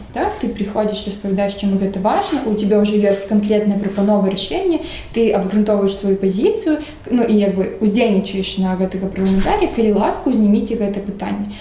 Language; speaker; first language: Belarusian; non-native, local second language; Russian